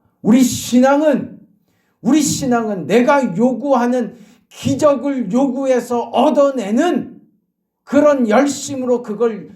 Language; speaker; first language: Korean; native; Korean